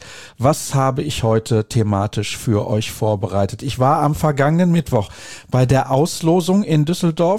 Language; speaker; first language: German; native; German